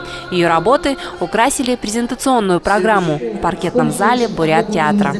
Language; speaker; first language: Russian; native; Russian